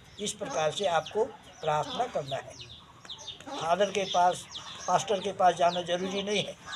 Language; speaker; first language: Hindi; non-native, local second language; Nepali